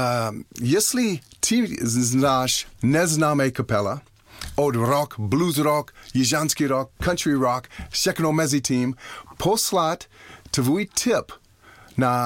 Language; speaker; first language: Czech; non-native, learner; English